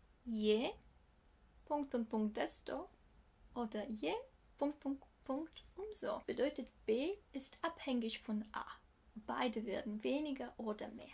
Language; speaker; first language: German; non-native, fluent; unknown